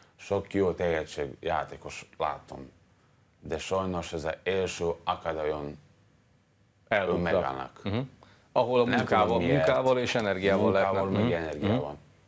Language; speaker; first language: Hungarian; non-native, learner; Serbian